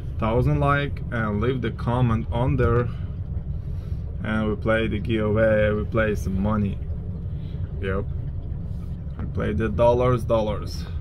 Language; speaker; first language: English; non-native, learner; Ukrainian